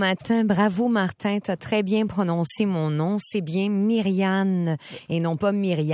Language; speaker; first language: French; native; French